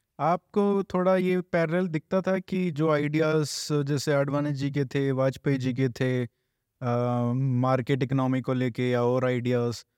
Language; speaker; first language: Hindi; native; Hindi